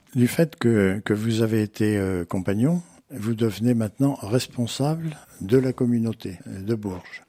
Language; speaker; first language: French; native; French